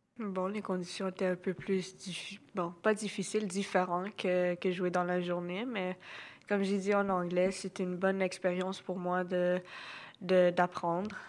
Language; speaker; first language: French; non-native, local second language; English